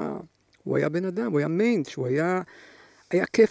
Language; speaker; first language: Hebrew; native; Hebrew